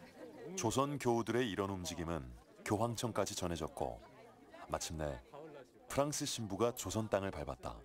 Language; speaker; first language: Korean; native; Korean